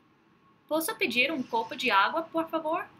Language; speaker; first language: Portuguese; non-native, fluent; English